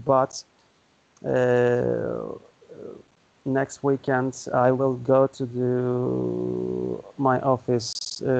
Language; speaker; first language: English; non-native, learner; Turkish